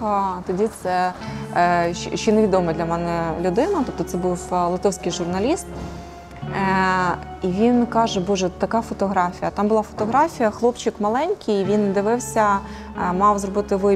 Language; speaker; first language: Ukrainian; native; Ukrainian